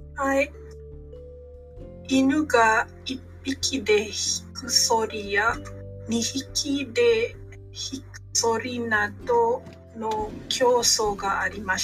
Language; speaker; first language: Japanese; non-native, learner; Malay